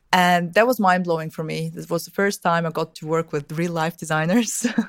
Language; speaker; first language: English; early bilingual, other home language; Russian